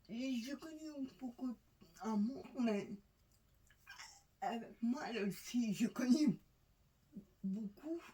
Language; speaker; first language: French; non-native, learner; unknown